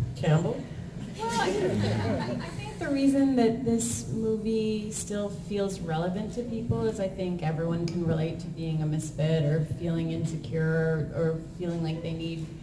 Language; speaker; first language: English; native; English